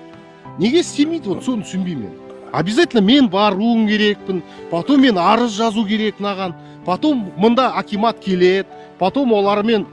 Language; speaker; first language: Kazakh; non-native, local second language; Russian